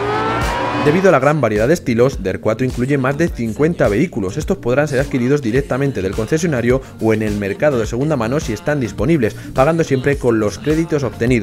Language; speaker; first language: Spanish; native; Spanish